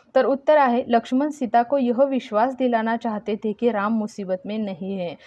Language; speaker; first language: Hindi; non-native, local second language; Marathi